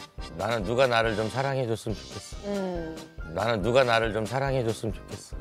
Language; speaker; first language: Korean; native; Korean